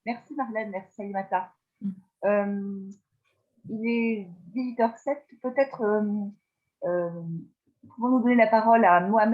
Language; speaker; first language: French; native; French